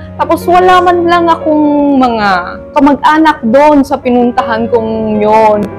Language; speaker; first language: Filipino; non-native, local second language; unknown